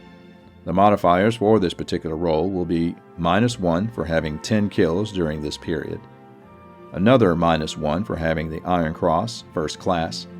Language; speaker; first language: English; native; English